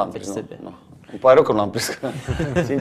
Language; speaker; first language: Romanian; native; Romanian